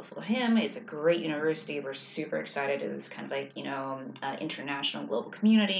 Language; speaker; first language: English; native; English